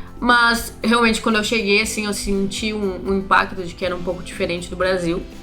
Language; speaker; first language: Portuguese; native; Portuguese